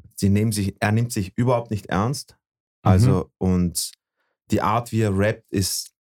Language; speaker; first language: German; early bilingual, other home language; Bosnian